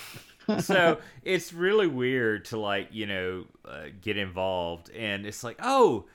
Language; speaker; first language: English; native; English